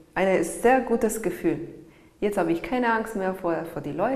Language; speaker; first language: German; non-native, learner; Italian